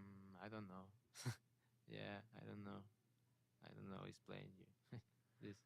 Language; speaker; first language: English; non-native, learner; Spanish